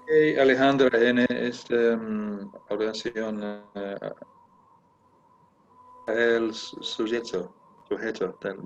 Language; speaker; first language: Spanish; non-native, learner; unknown